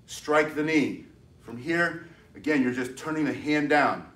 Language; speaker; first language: English; native; English